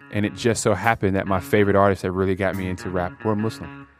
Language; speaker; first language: English; native; English